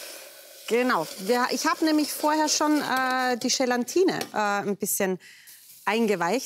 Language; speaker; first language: German; native; German